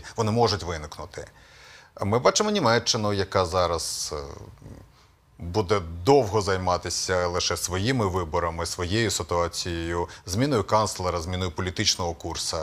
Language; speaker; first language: Ukrainian; native; Ukrainian